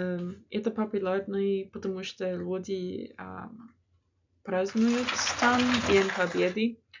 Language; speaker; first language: Russian; non-native, learner; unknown